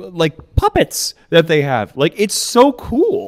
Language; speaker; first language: English; native; English